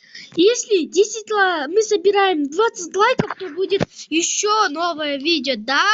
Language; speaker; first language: Russian; non-native, local second language; Kyrgyz